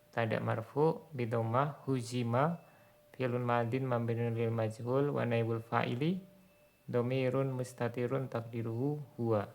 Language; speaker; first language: Arabic; non-native, fluent; Indonesian